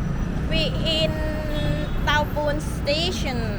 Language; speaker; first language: English; non-native, learner; Thai